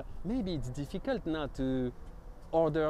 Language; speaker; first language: English; non-native, learner; French